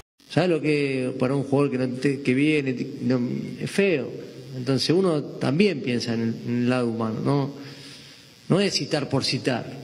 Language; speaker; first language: Spanish; native; Spanish